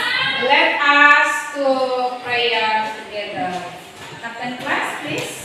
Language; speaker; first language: English; non-native, learner; Indonesian